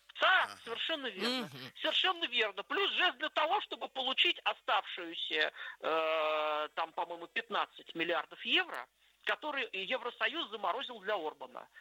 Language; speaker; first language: Russian; native; Russian